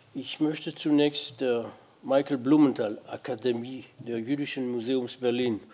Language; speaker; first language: German; non-native, learner; Hebrew